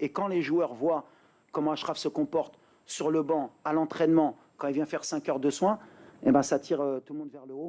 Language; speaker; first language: French; native; French